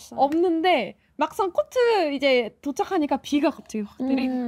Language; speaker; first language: Korean; non-native, fluent; Ukrainian